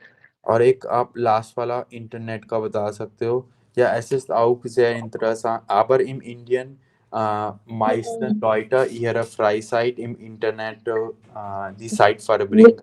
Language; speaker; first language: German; non-native, fluent; Hindi